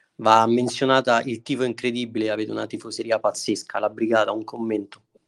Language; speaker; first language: Italian; native; Italian